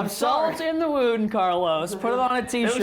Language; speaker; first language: English; native; English